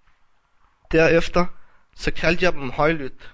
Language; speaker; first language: Danish; early bilingual, other home language; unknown